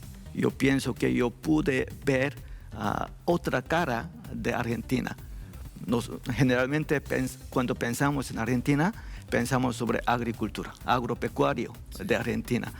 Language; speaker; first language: Spanish; non-native, learner; Korean